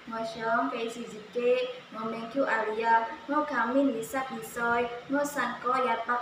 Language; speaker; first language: English; non-native, learner; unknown